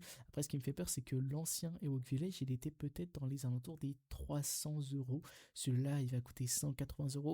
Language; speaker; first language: French; native; French